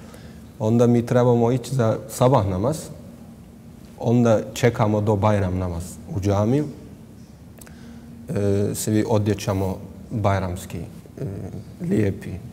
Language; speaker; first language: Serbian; non-native, learner; Turkish